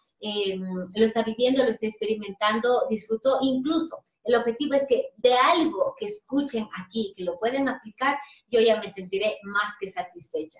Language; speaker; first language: Spanish; native; Spanish